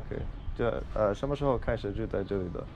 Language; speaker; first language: Chinese; non-native, fluent; English